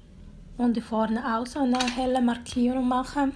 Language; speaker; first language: German; non-native, learner; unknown